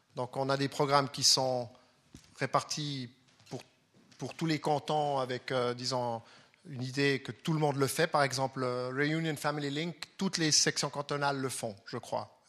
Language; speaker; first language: French; non-native, local second language; German